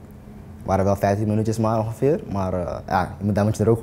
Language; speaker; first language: Dutch; native; Dutch